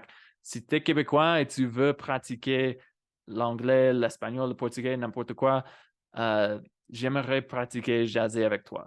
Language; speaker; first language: French; non-native, fluent; English